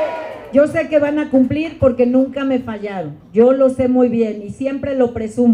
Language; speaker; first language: Spanish; native; Spanish